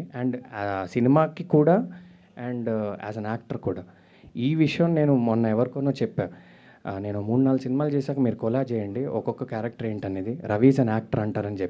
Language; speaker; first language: Telugu; native; Telugu